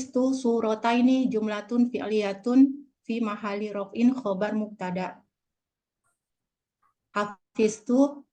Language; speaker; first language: Arabic; non-native, learner; Indonesian